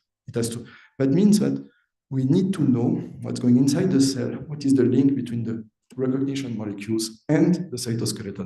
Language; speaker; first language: English; non-native, fluent; French